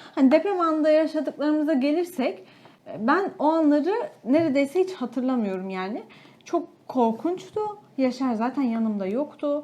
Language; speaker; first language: Turkish; native; Turkish